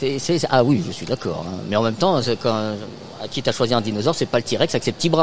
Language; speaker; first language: French; native; French